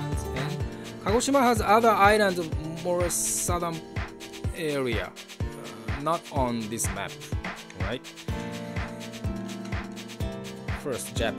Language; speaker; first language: English; non-native, learner; Japanese